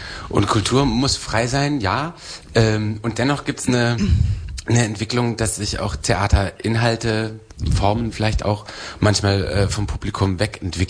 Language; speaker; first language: German; native; German